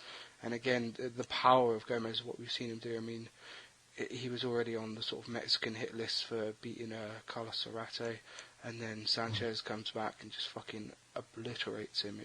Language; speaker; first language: English; native; English